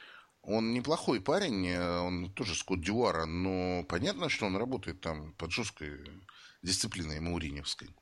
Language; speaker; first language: Russian; native; Russian